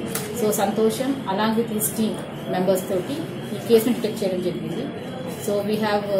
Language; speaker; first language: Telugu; native; Telugu